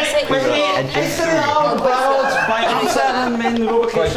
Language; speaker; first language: Welsh; non-native, fluent; English